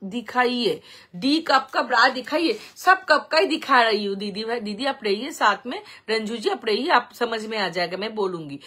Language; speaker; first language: Hindi; non-native, local second language; Bangla